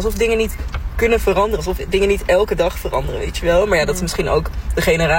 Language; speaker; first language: Dutch; native; Dutch